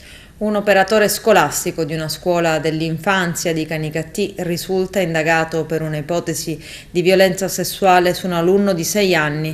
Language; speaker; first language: Italian; native; Italian